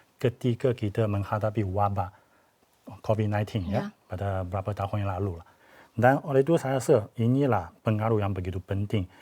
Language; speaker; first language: Malay; non-native, fluent; Chinese